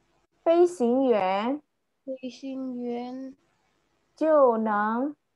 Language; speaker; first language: Chinese; non-native, fluent; Indonesian